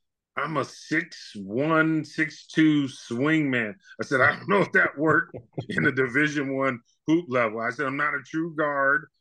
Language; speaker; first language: English; native; English